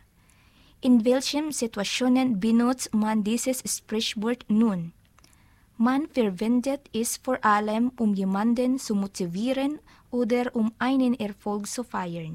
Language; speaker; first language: German; non-native, learner; Filipino